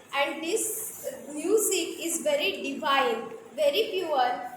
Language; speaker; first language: English; non-native, local second language; Marathi